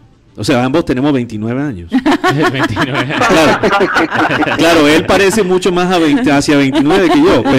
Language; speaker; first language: Spanish; non-native, fluent; English